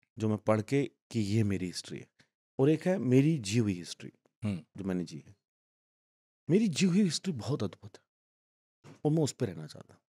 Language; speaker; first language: Hindi; native; Hindi